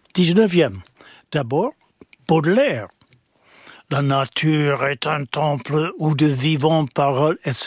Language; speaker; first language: French; non-native, fluent; English